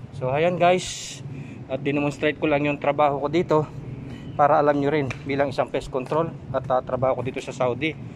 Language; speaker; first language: Filipino; non-native, local second language; Pampanga